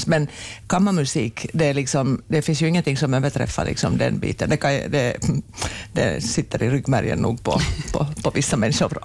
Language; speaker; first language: Swedish; native; Swedish